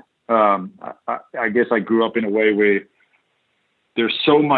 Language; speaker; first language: English; native; English